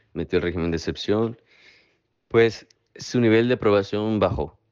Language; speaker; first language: Spanish; native; Spanish